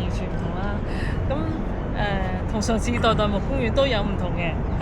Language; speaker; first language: Cantonese; native; Cantonese